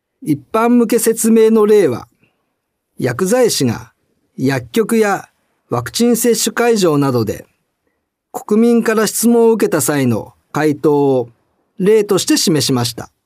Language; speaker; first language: Japanese; native; Japanese